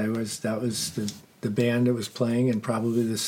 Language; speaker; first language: English; native; English